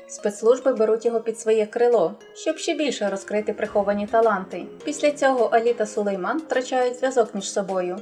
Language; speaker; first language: Ukrainian; native; Ukrainian